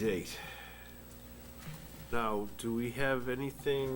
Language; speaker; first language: English; native; English